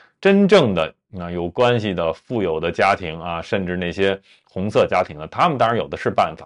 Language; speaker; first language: Chinese; native; Chinese